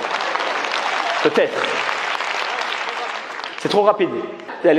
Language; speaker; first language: French; native; French